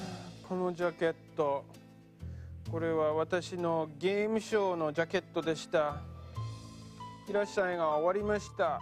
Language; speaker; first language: Japanese; non-native, fluent; English